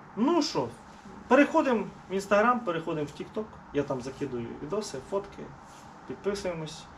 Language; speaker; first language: Ukrainian; non-native, local second language; Russian